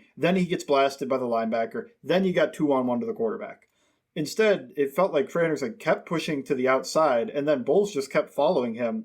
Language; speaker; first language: English; native; English